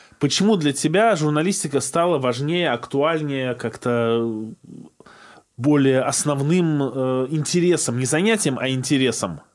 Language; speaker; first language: Russian; native; Russian